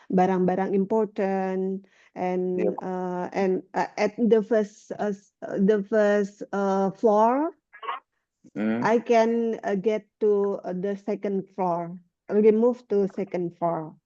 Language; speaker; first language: English; non-native, learner; Indonesian